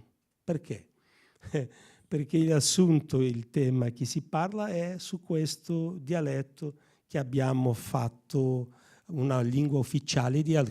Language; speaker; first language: Italian; non-native, fluent; Portuguese